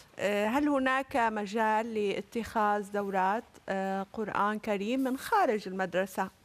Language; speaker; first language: Arabic; native; Arabic